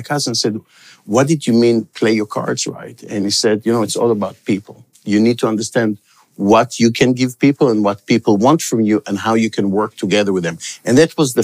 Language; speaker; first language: English; non-native, local second language; Hebrew